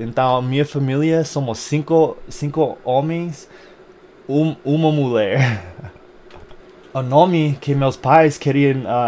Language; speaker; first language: Portuguese; non-native, fluent; English